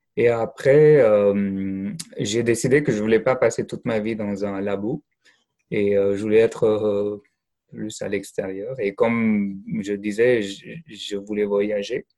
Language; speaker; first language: French; non-native, fluent; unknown